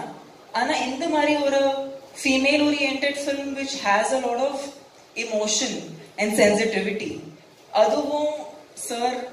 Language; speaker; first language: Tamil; non-native, local second language; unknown